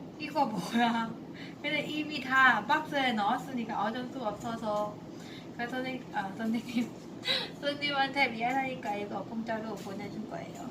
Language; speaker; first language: Korean; non-native, learner; Thai